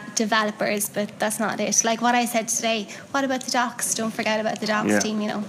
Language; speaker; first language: English; native; English